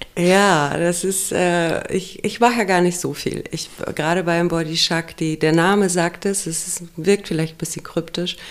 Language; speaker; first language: German; early bilingual, other home language; Romanian